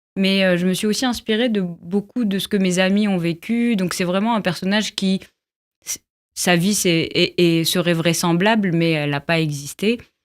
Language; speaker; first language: French; non-native, local second language; Arabic